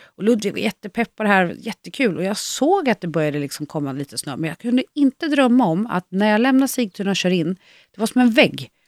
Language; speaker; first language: Swedish; native; Swedish